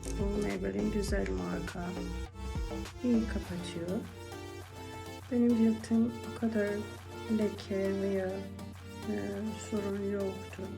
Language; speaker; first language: Turkish; non-native, learner; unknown